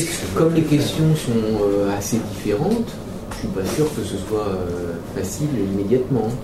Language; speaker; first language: French; native; French